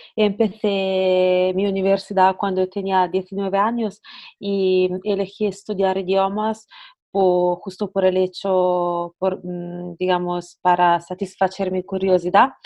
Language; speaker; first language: Spanish; non-native, fluent; Italian